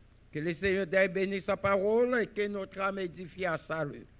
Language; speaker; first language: French; native; French